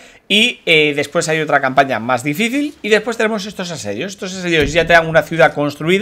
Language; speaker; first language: Spanish; native; Spanish